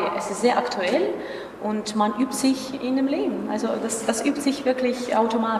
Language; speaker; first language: German; non-native, fluent; Russian